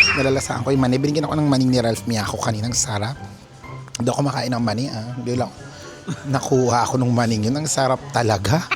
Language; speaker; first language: Filipino; non-native, local second language; Pampanga